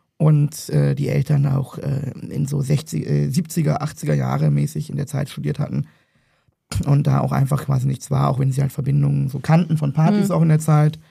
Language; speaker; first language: German; native; German